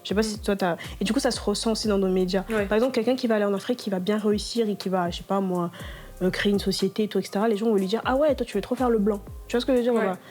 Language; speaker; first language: French; non-native, local second language; Lingala